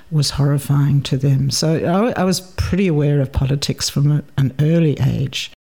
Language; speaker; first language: English; native; English